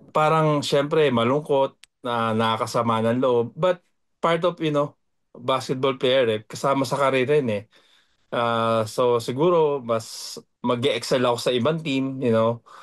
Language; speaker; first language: Filipino; native; Filipino